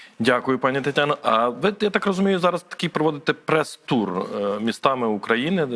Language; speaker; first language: Ukrainian; native; Ukrainian